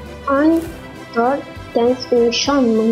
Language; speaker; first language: French; non-native, learner; Malay